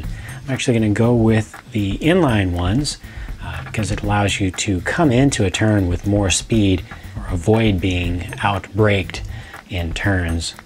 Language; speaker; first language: English; native; English